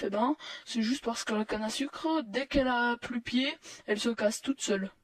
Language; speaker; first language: French; native; French